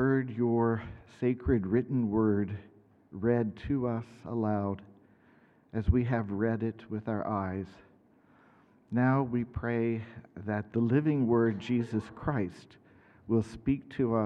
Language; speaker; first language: English; native; English